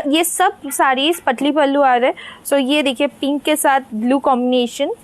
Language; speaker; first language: Hindi; non-native, local second language; Bangla